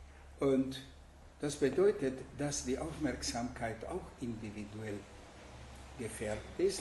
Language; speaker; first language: German; non-native, fluent; Hungarian